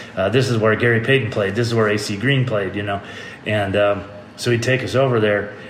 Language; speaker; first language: English; native; English